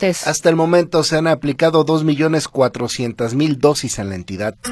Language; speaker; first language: Spanish; native; Spanish